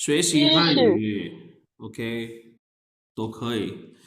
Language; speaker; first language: Chinese; non-native, learner; Urdu